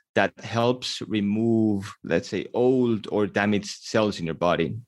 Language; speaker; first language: English; non-native, fluent; Estonian